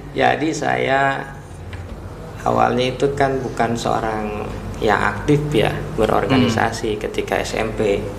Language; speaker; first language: Indonesian; native; Indonesian